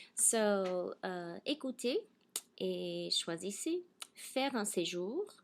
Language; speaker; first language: French; non-native, fluent; English